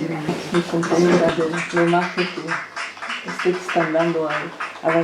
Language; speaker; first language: Spanish; non-native, learner; French